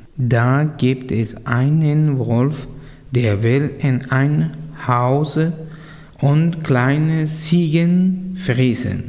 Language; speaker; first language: German; non-native, learner; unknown